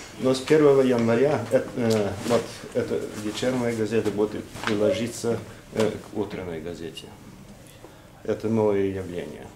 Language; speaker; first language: Russian; non-native, fluent; Norwegian